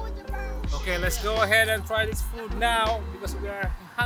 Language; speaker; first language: English; non-native, local second language; Filipino